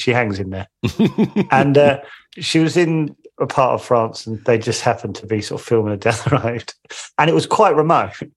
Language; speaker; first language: English; native; English